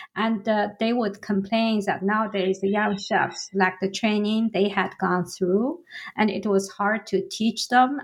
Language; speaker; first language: English; non-native, fluent; Chinese